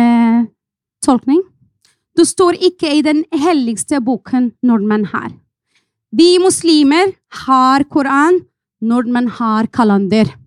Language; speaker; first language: Norwegian; non-native, fluent; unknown